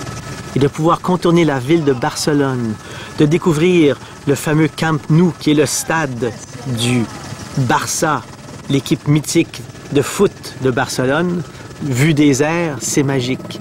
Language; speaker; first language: French; native; French